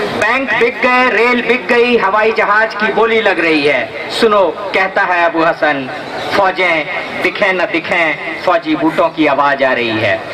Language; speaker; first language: Hindi; non-native, local second language; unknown